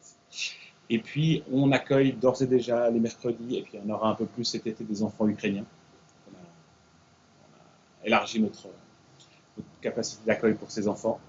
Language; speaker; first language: French; native; French